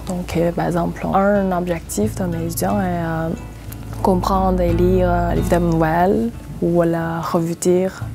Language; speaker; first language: French; non-native, fluent; Chinese